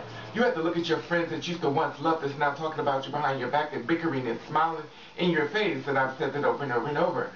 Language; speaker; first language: English; native; English